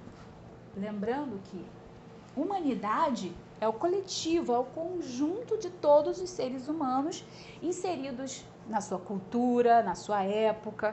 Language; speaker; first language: Portuguese; native; Portuguese